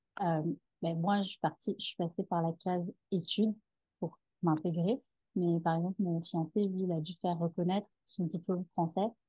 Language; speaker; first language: French; native; French